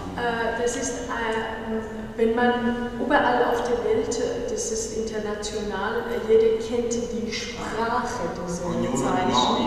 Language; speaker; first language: German; non-native, fluent; Persian